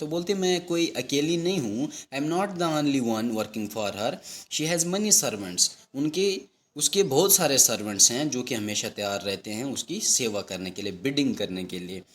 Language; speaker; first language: Hindi; native; Hindi